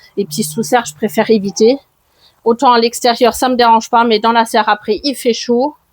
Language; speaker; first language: French; non-native, fluent; German